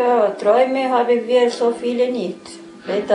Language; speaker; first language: German; non-native, learner; Romanian